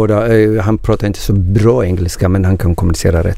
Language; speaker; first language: Swedish; non-native, learner; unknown